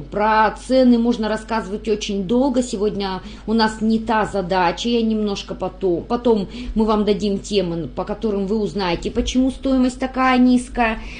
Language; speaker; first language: Russian; native; Russian